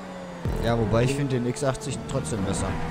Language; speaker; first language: German; native; German